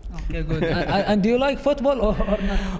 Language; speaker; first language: English; non-native, learner; Arabic